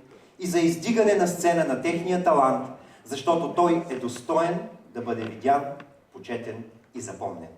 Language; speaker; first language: Bulgarian; native; Bulgarian